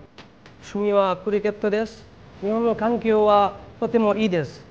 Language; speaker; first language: Japanese; non-native, learner; Bangla